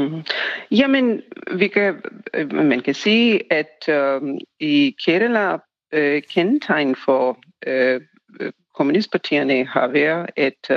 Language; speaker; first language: Danish; non-native, fluent; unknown